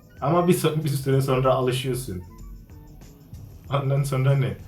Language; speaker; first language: Turkish; non-native, fluent; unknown